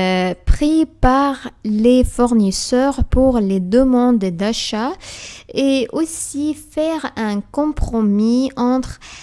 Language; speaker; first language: French; non-native, fluent; Arabic